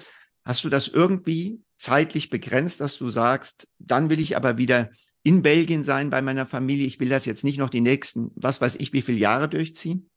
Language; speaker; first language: German; native; German